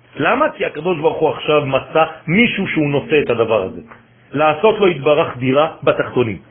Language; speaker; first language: Hebrew; non-native, fluent; French